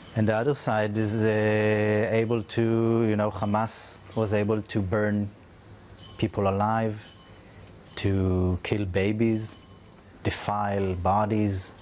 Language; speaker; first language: English; non-native, fluent; Hebrew